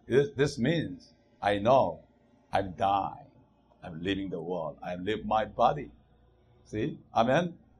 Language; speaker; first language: English; non-native, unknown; Korean